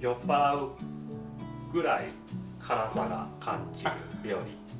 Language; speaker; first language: Japanese; non-native, learner; Thai